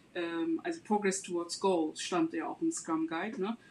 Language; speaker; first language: German; non-native, fluent; Turkish